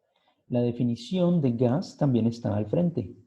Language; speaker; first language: Spanish; native; Spanish